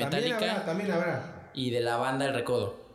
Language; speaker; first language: Spanish; native; Spanish